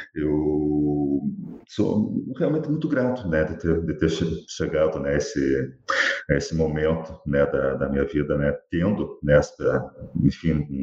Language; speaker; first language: Portuguese; native; Portuguese